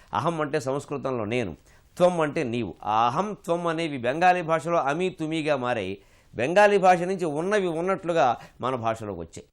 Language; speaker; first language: Telugu; native; Telugu